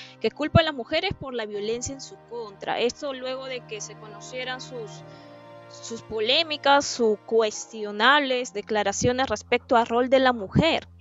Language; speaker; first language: Spanish; native; Spanish